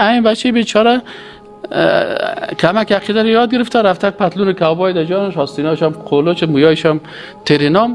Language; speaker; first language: Persian; native; Persian